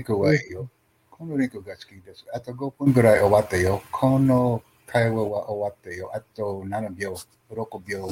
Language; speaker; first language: Japanese; non-native, learner; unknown